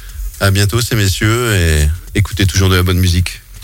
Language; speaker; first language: French; native; French